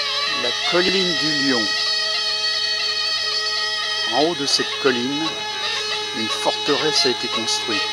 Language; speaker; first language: French; native; French